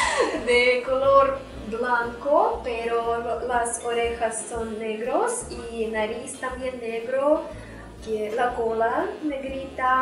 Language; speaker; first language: Spanish; non-native, fluent; Russian